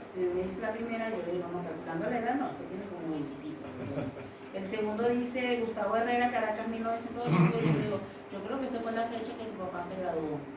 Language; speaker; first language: Spanish; native; Spanish